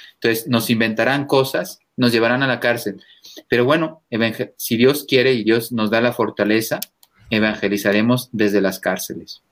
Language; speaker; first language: Spanish; native; Spanish